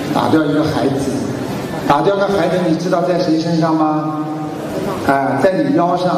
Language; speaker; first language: Chinese; native; Chinese